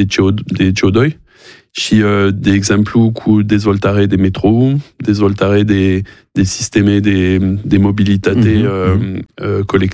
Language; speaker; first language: Romanian; non-native, learner; French